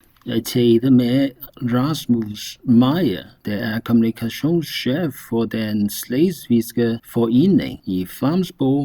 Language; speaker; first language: Danish; non-native, learner; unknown